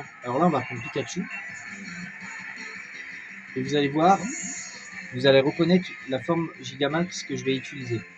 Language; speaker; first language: French; native; French